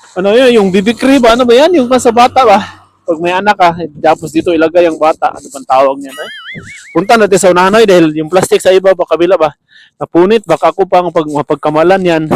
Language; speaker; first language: Filipino; non-native, local second language; Cebuano